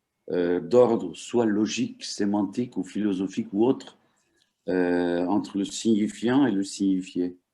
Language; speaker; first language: French; non-native, fluent; Turkish